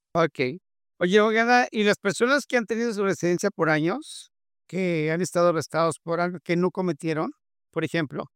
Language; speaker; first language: Spanish; native; Spanish